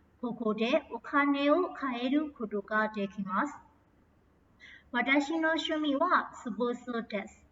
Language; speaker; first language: Japanese; non-native, fluent; Burmese